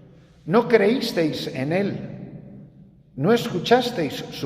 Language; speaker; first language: Spanish; native; Spanish